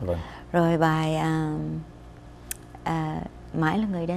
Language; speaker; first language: Vietnamese; non-native, fluent; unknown